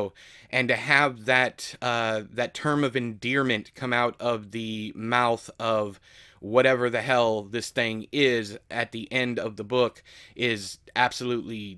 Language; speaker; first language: English; native; English